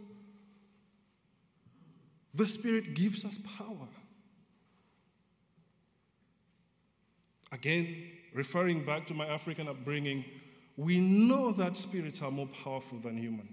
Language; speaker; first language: English; non-native, local second language; Nyanja